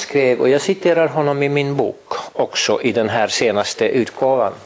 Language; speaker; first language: Swedish; non-native, fluent; Estonian